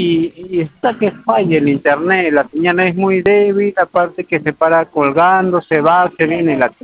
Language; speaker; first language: Spanish; native; Spanish